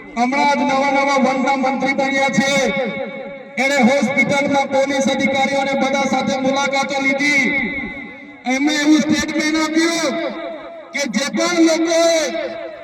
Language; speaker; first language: Gujarati; non-native, local second language; Vasavi